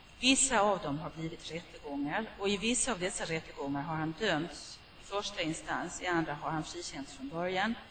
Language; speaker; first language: Swedish; native; Swedish